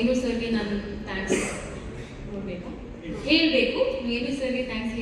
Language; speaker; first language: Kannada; non-native, learner; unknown